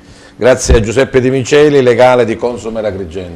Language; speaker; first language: Italian; native; Italian